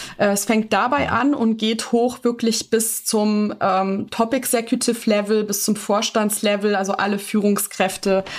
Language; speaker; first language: German; native; German